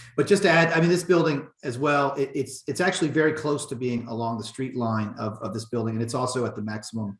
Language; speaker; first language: English; native; English